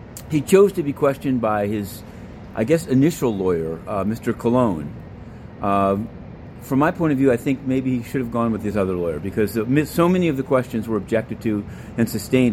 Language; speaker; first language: English; native; English